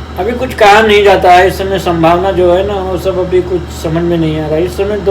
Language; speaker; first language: Hindi; non-native, local second language; Malayalam